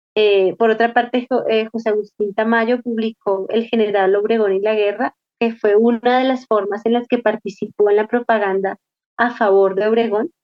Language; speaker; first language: Spanish; native; Spanish